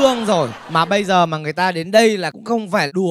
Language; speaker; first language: Vietnamese; native; Vietnamese